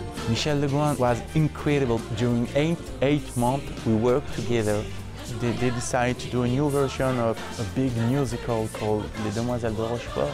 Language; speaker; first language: English; non-native, fluent; French